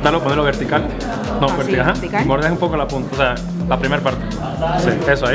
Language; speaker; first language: Spanish; native; Spanish